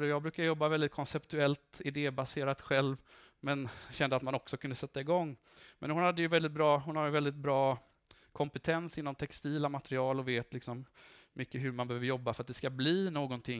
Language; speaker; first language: Swedish; native; Swedish